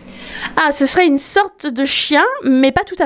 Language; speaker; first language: French; native; French